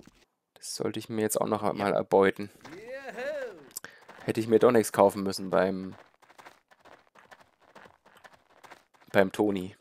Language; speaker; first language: German; native; German